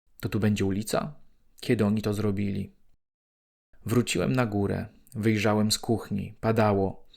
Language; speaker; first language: Polish; native; Polish